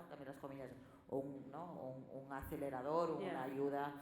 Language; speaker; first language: Spanish; native; Spanish